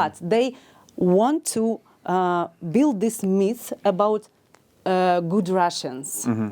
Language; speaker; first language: English; non-native, learner; Ukrainian